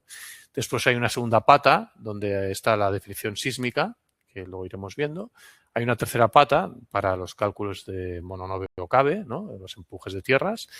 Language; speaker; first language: Spanish; non-native, local second language; Catalan